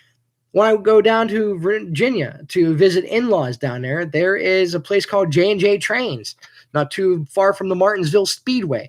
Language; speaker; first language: English; native; English